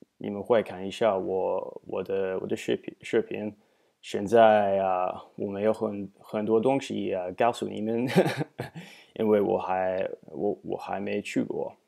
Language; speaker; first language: Chinese; non-native, learner; English